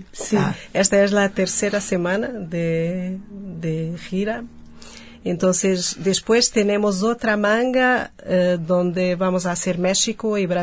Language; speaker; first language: Spanish; non-native, fluent; Portuguese